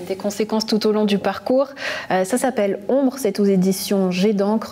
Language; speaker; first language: French; native; French